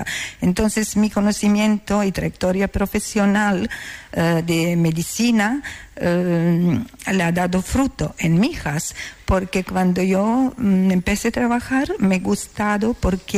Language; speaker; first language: Spanish; non-native, learner; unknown